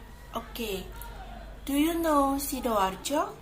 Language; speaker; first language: English; non-native, learner; Indonesian